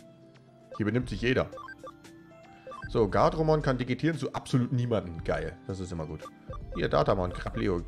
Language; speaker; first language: German; native; German